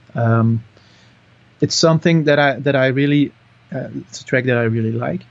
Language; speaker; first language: English; non-native, fluent; Dutch